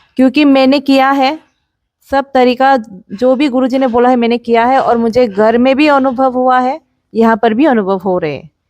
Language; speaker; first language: Hindi; non-native, local second language; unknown